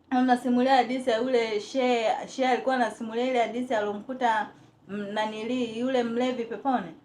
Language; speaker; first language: Swahili; native; Swahili